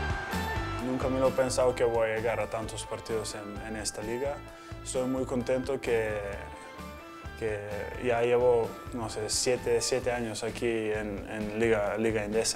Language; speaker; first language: Spanish; non-native, fluent; Bulgarian